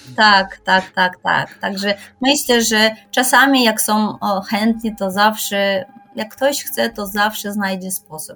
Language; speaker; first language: Polish; non-native, fluent; Kyrgyz